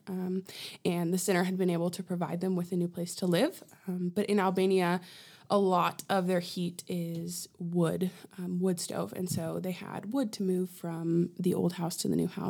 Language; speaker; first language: English; native; English